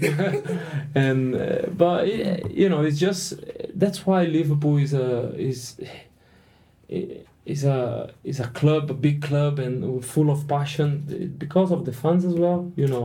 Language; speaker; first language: English; non-native, fluent; Portuguese